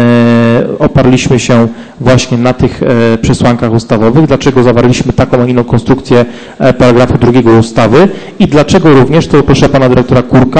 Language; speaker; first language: Polish; native; Polish